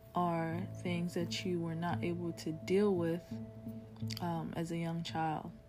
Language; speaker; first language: English; early bilingual, other home language; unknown